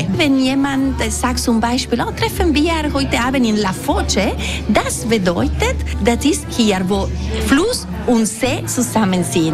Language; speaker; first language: German; non-native, local second language; Italian